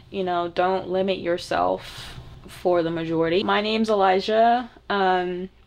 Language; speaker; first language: English; native; English